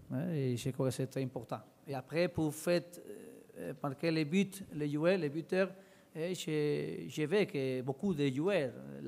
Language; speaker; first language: French; non-native, learner; Spanish